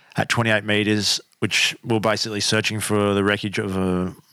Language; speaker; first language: English; native; English